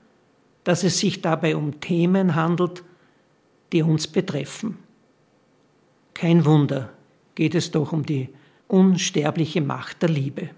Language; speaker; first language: German; native; German